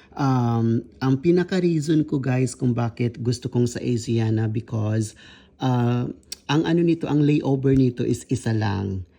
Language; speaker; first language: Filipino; non-native, local second language; Kinaray-a